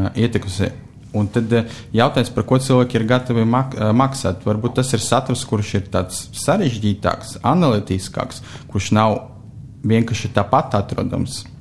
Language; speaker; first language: Latvian; non-native, local second language; Russian